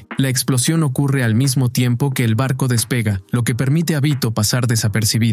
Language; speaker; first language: Spanish; native; Spanish